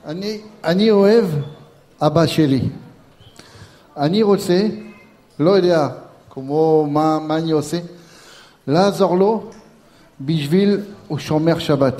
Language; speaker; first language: Hebrew; non-native, learner; French